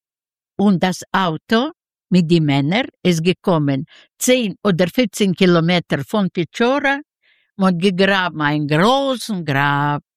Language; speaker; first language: German; non-native, learner; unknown